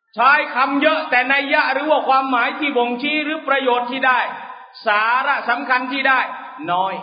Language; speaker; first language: Thai; native; Thai